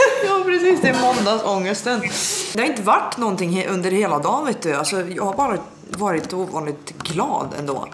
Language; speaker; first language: Swedish; native; Swedish